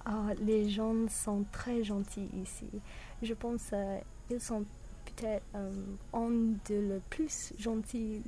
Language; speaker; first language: French; non-native, learner; English